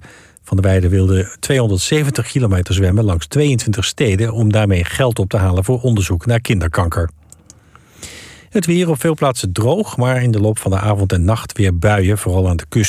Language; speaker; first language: Dutch; native; Dutch